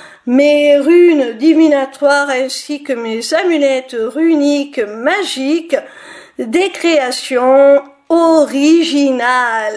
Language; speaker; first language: French; native; French